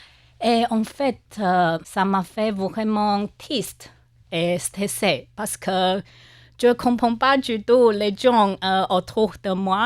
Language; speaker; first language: French; non-native, learner; Chinese